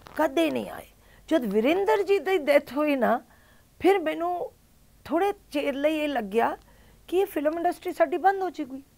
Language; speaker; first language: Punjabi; early bilingual, heritage; Punjabi